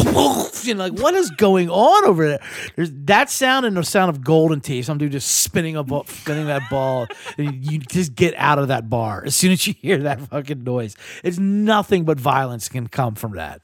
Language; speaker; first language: English; native; English